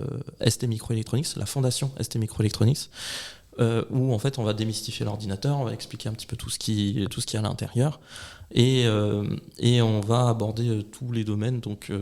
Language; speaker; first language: French; native; French